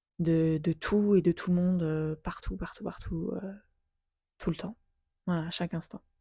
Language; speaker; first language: French; native; French